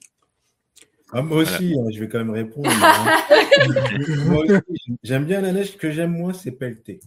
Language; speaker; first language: French; native; French